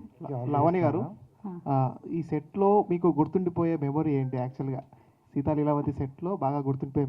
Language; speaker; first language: Telugu; native; Telugu